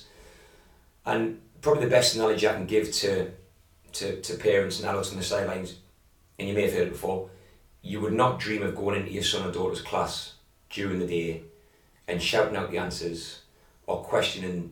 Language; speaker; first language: English; native; English